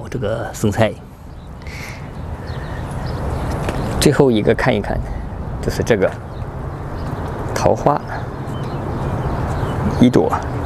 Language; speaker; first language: Chinese; native; Chinese